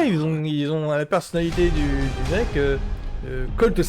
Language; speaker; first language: French; native; French